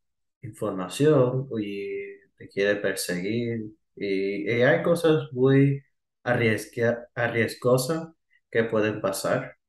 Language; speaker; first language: Spanish; early bilingual, heritage; Spanish